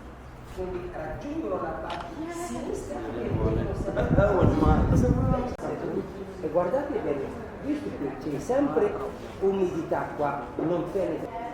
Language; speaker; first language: Italian; non-native, fluent; Arabic